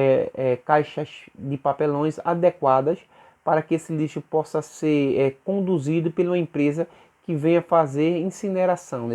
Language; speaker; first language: Portuguese; native; Portuguese